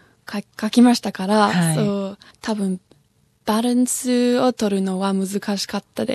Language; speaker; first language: Japanese; non-native, fluent; English